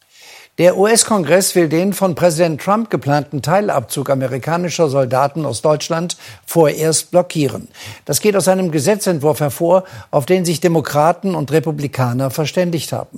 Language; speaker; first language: German; native; German